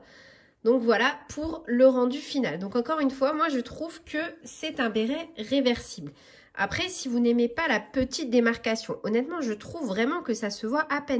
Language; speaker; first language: French; native; French